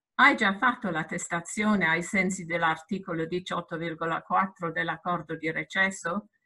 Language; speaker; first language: Italian; non-native, fluent; English